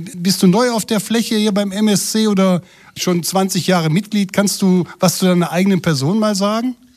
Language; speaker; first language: German; native; German